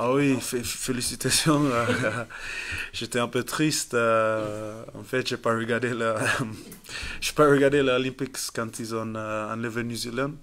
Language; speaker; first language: French; non-native, fluent; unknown